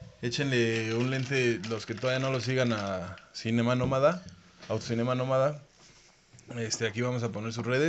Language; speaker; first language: Spanish; native; Spanish